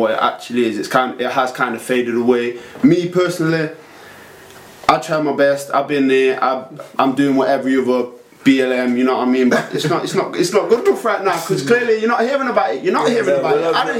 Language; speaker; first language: English; native; English